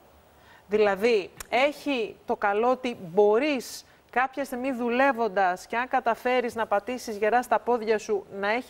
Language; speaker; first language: Greek; native; Greek